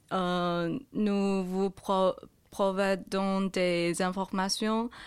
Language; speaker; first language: French; non-native, fluent; Chinese